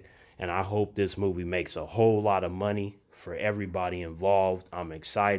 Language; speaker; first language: English; native; English